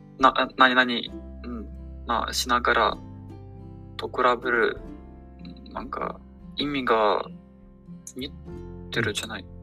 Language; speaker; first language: Japanese; non-native, learner; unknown